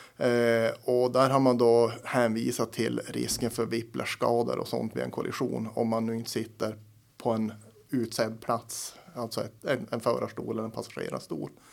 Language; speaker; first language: Swedish; native; Swedish